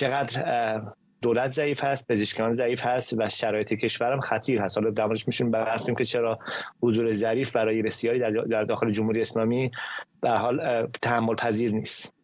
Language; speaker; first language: Persian; native; Persian